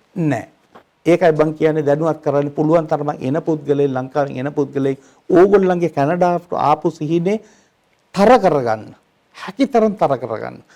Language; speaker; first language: Sinhala; non-native, local second language; Tamil